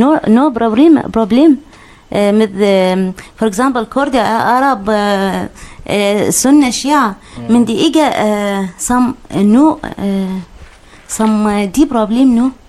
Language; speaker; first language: Danish; non-native, learner; Arabic